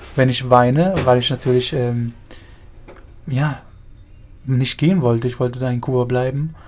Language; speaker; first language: German; early bilingual, other home language; Spanish